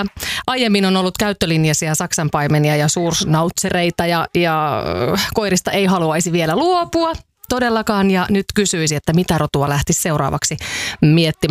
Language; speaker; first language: Finnish; native; Finnish